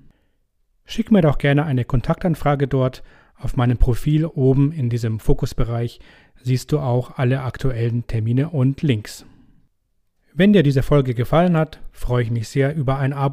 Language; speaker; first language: German; native; German